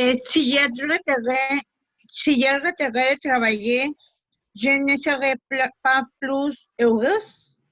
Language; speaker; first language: French; non-native, learner; Spanish